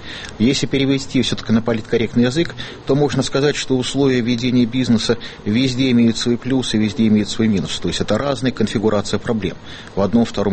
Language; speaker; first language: Russian; native; Russian